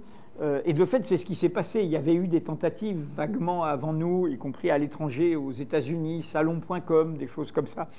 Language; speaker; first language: French; native; French